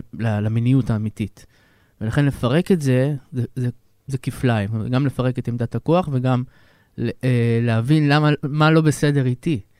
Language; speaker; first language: Hebrew; native; Hebrew